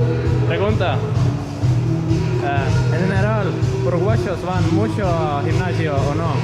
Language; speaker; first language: Spanish; non-native, learner; Estonian